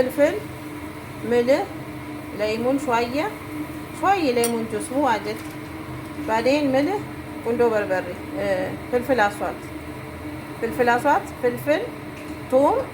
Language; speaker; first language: Arabic; non-native, learner; Amharic